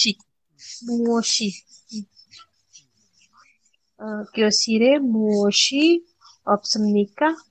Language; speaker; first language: Korean; non-native, learner; Indonesian